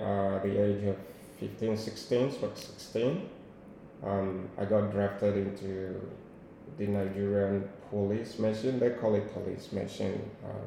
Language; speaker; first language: English; non-native, local second language; Igbo